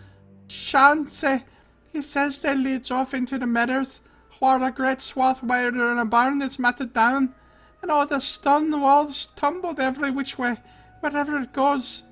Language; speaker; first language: English; native; English